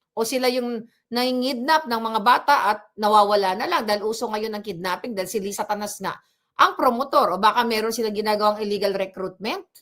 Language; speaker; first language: Filipino; non-native, local second language; Cebuano